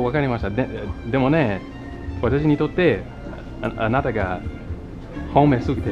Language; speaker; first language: Japanese; non-native, learner; English